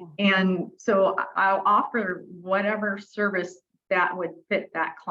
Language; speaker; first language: English; native; English